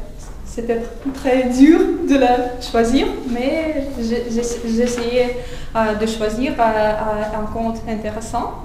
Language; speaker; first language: French; non-native, fluent; Russian